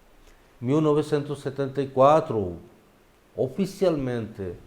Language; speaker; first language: Portuguese; non-native, fluent; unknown